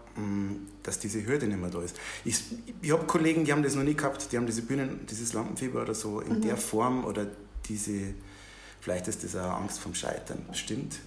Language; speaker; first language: German; native; German